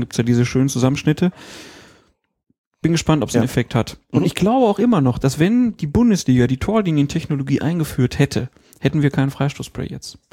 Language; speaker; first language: German; native; German